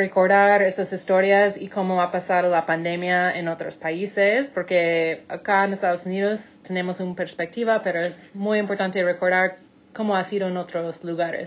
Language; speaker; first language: Spanish; non-native, fluent; English